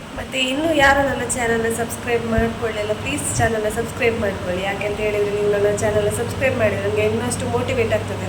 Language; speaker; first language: Kannada; non-native, local second language; Tulu